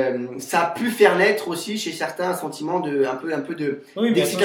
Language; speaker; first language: French; native; French